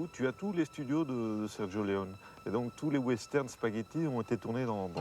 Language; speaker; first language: French; native; French